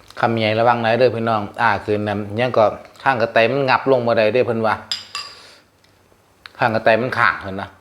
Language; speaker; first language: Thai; non-native, local second language; Northeastern Thai